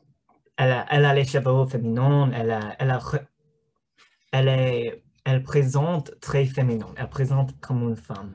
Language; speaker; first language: French; non-native, learner; English